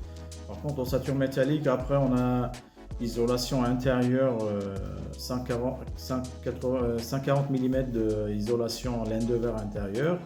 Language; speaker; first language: French; non-native, learner; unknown